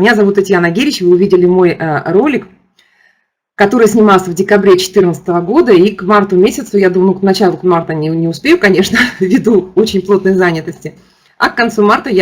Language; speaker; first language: Russian; native; Russian